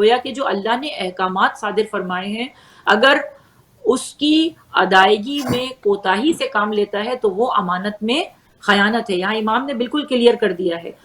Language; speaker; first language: Urdu; native; Urdu